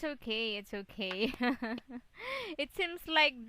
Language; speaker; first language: English; non-native, local second language; Filipino